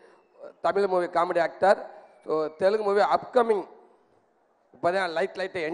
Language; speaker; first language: Telugu; non-native, learner; Tamil